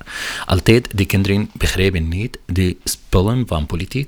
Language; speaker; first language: Dutch; non-native, learner; Arabic